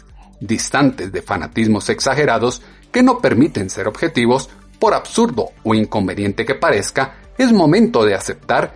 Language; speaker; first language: Spanish; native; Spanish